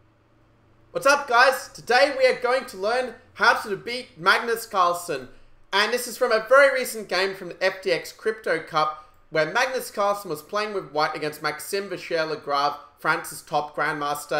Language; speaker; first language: English; native; English